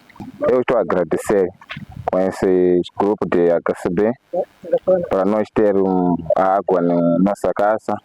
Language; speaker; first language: Portuguese; non-native, local second language; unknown